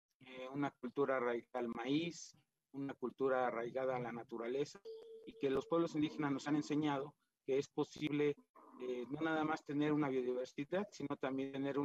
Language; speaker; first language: Spanish; native; Spanish